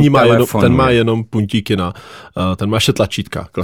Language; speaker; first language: Czech; native; Czech